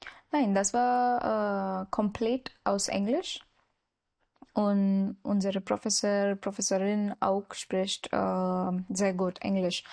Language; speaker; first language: German; non-native, learner; Marathi